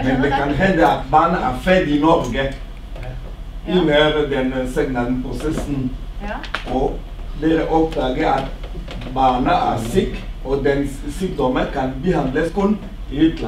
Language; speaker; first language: Norwegian; non-native, learner; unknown